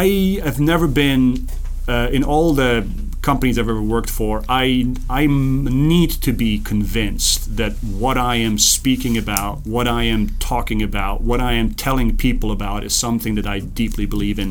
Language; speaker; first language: English; non-native, fluent; Serbian